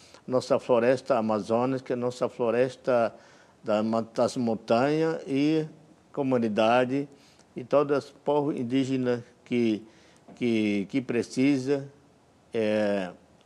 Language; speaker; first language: Portuguese; non-native, local second language; Yanomámi